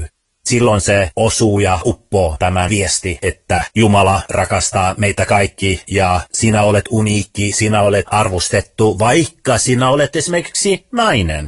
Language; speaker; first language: Finnish; early bilingual, other home language; Persian